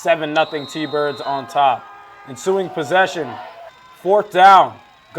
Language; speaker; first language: English; native; English